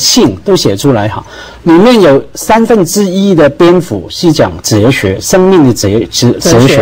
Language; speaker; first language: Chinese; non-native, local second language; Cantonese